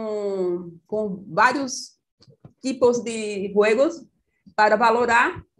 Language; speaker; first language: Portuguese; non-native, fluent; Spanish